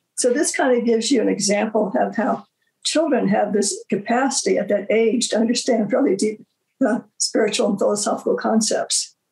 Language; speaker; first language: English; native; English